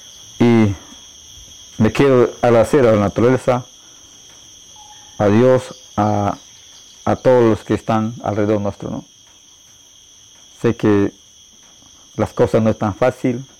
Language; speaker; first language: Spanish; non-native, local second language; Shipibo-Conibo